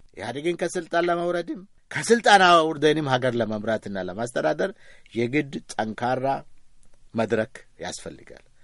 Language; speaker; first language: Amharic; non-native, local second language; Oromo